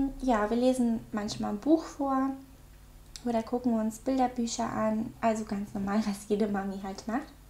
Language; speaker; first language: German; native; German